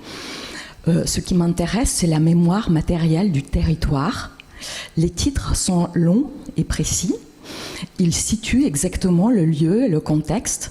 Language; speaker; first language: French; non-native, fluent; Russian